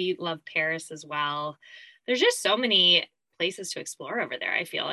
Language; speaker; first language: English; native; English